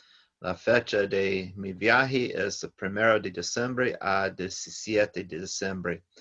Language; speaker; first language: Spanish; non-native, learner; English